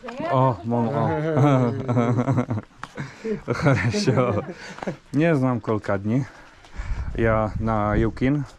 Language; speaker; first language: Russian; non-native, learner; Czech